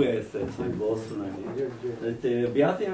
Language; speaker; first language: Punjabi; non-native, fluent; English